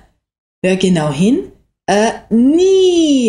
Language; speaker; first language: German; native; German